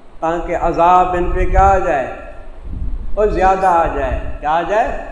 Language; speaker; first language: Urdu; non-native, local second language; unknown